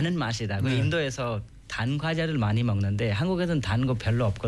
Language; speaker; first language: Korean; non-native, fluent; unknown